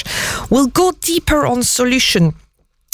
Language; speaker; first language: English; native; English